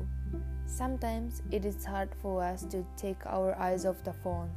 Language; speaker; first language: English; non-native, learner; Japanese